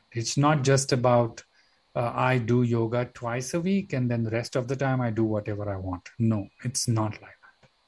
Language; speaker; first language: English; non-native, local second language; Marathi